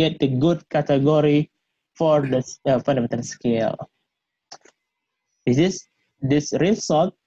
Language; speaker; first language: English; non-native, learner; Indonesian